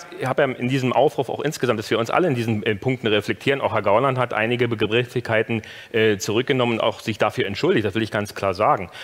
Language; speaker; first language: German; native; German